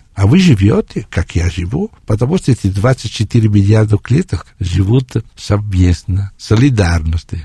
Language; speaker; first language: Russian; non-native, fluent; Italian